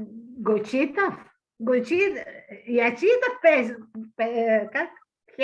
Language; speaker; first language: Macedonian; early bilingual, heritage; Greek